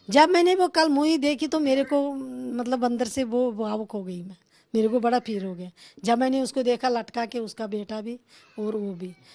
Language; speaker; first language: Hindi; non-native, local second language; Kashmiri